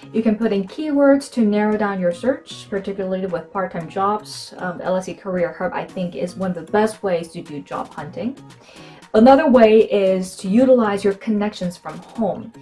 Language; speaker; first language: English; non-native, fluent; Korean